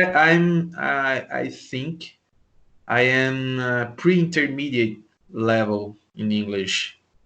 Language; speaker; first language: English; non-native, learner; Portuguese